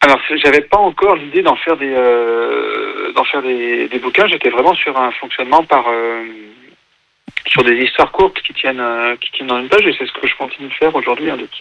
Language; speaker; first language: French; native; French